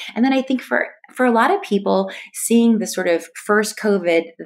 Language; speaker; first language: English; native; English